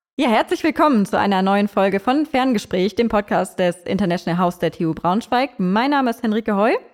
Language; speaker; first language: German; native; German